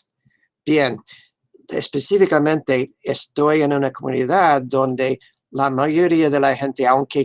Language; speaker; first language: Spanish; non-native, fluent; English